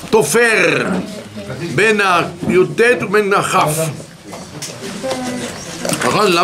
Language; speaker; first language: Hebrew; non-native, fluent; French